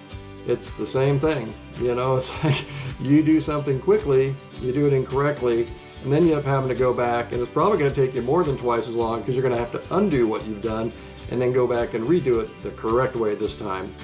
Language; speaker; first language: English; native; English